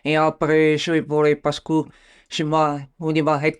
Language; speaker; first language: French; non-native, learner; Bulgarian